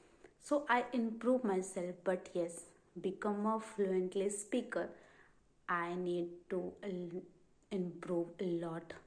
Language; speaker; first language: English; non-native, learner; Hindi